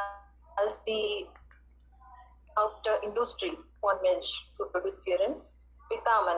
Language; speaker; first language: German; non-native, learner; Hindi